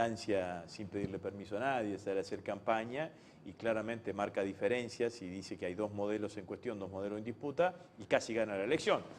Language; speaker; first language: Spanish; native; Spanish